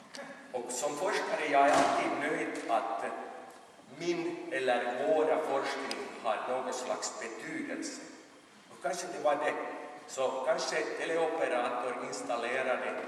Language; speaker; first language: Swedish; non-native, local second language; Finnish